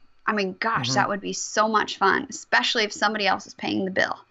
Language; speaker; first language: English; native; English